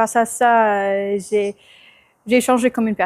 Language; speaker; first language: French; non-native, learner; English